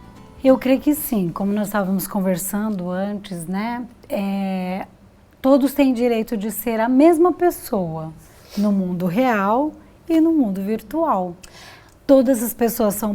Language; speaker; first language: Portuguese; native; Portuguese